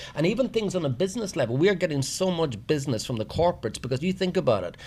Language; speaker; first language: English; native; English